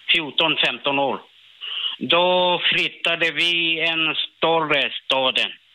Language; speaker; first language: Swedish; non-native, learner; Burmese